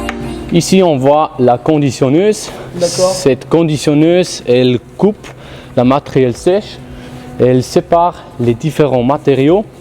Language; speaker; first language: French; non-native, fluent; German